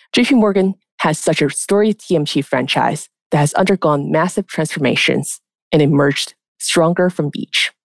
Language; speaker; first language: English; native; English